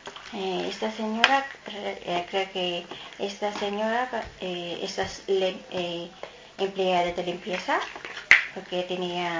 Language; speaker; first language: Spanish; non-native, learner; Filipino